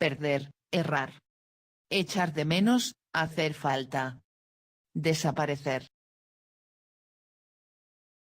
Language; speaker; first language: Spanish; non-native, fluent; Dutch